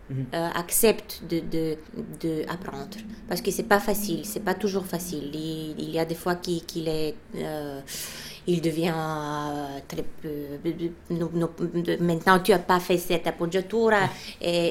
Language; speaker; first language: French; non-native, fluent; Bulgarian